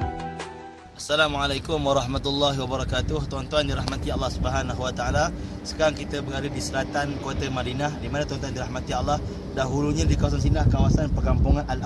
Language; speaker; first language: Malay; native; Malay